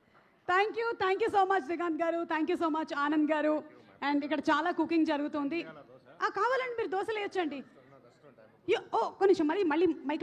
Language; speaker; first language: Telugu; native; Telugu